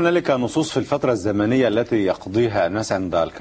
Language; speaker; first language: Arabic; native; Arabic